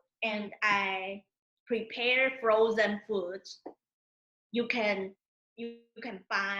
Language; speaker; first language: English; non-native, learner; Chinese